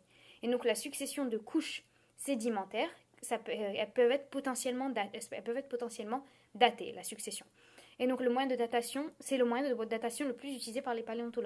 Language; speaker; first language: French; native; French